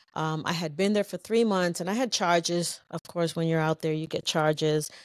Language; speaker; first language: English; native; English